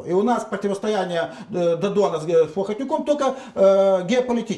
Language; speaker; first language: Russian; native; Russian